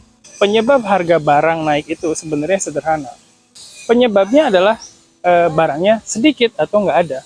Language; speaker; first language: Indonesian; native; Indonesian